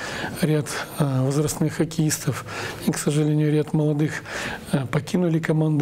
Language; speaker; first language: Russian; native; Russian